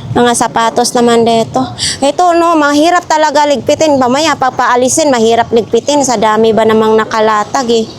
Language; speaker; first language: Filipino; non-native, local second language; Cebuano